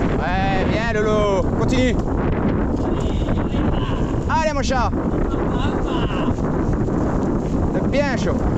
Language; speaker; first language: French; native; French